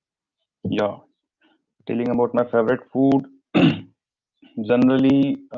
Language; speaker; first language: English; non-native, learner; Marathi